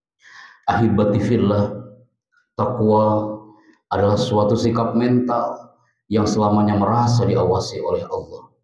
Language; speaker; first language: Indonesian; native; Indonesian